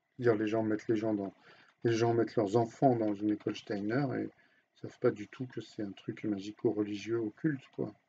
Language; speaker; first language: French; native; French